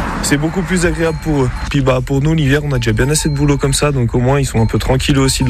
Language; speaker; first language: French; native; French